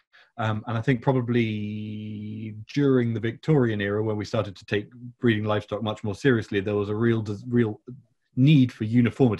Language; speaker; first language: English; native; English